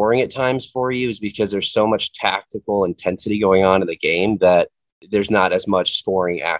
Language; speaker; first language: English; native; English